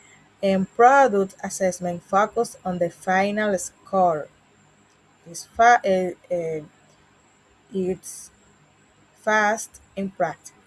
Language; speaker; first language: English; non-native, learner; Spanish